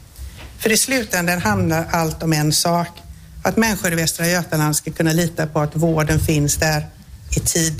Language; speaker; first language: Swedish; native; Swedish